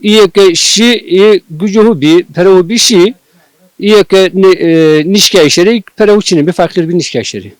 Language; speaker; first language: Turkish; non-native, local second language; Zaza